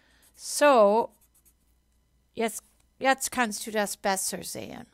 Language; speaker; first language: German; non-native, fluent; English